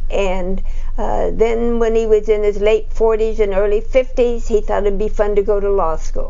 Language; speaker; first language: English; native; English